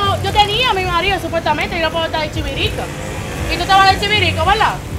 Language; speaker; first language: Spanish; native; Spanish